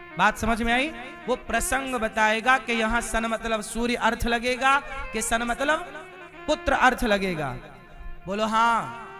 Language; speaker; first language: Hindi; native; Hindi